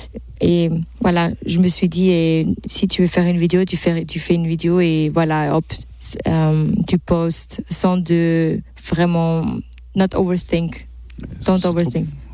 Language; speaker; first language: French; non-native, local second language; German